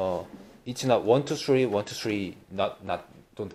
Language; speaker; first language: English; non-native, learner; Korean